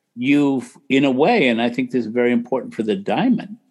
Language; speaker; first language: English; native; English